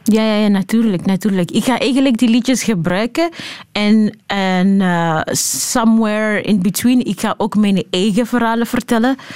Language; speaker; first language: Dutch; non-native, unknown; Southern Sotho